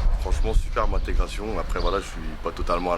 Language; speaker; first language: French; native; French